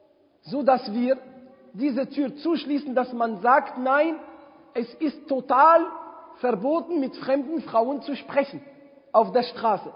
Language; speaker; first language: German; non-native, fluent; Arabic